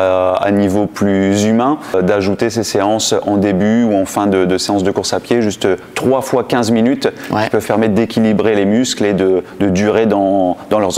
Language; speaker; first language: French; native; French